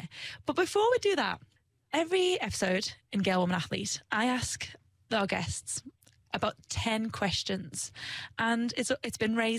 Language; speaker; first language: English; native; English